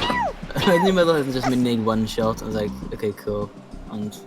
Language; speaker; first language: Welsh; non-native, local second language; English